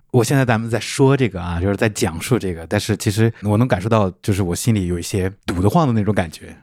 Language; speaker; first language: Chinese; native; Chinese